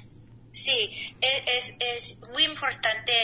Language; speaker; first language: Spanish; non-native, learner; English